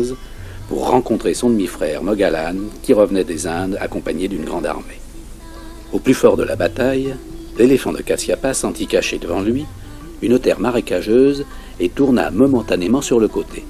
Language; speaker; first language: French; native; French